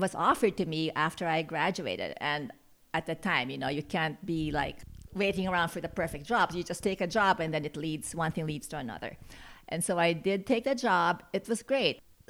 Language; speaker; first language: English; non-native, local second language; Filipino